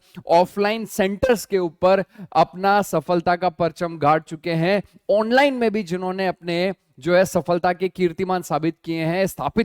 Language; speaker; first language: Hindi; native; Hindi